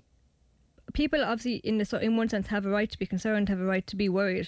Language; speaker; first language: English; native; English